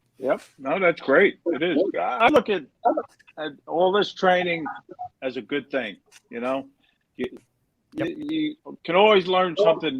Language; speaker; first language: English; native; English